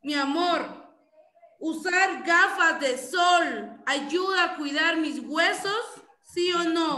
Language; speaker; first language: Spanish; native; Spanish